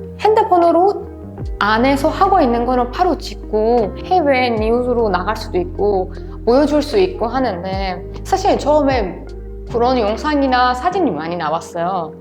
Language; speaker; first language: Korean; non-native, fluent; Persian